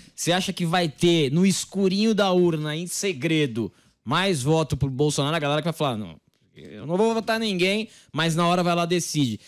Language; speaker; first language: Portuguese; native; Portuguese